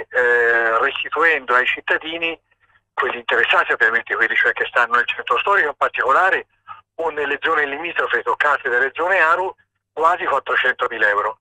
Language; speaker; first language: Italian; native; Italian